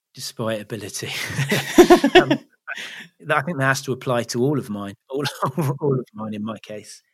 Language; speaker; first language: English; native; English